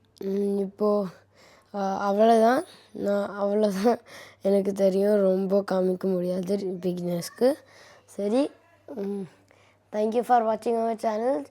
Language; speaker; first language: Tamil; early bilingual, heritage; Tamil